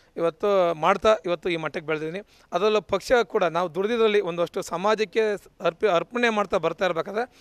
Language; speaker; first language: Kannada; native; Kannada